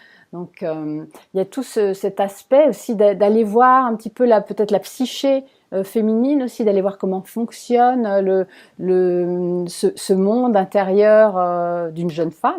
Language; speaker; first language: French; native; French